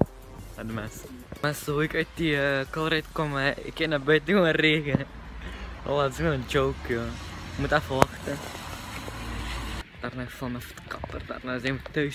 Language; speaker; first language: Dutch; early bilingual, heritage; Turkish